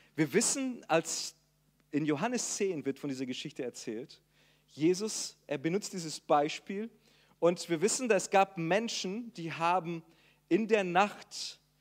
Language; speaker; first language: German; non-native, fluent; Portuguese